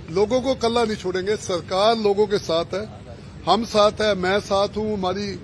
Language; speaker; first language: Hindi; non-native, local second language; Punjabi